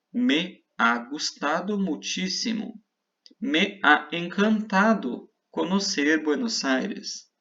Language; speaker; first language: Spanish; non-native, fluent; Portuguese